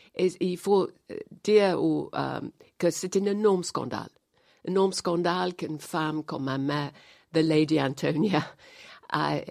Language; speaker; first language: French; non-native, fluent; English